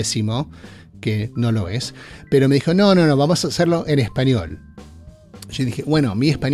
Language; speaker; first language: Spanish; native; Spanish